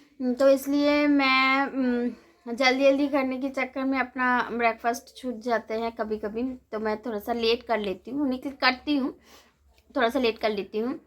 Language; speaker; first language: Hindi; non-native, local second language; Bangla